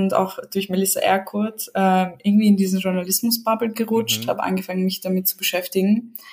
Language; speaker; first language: German; early bilingual, other home language; Serbian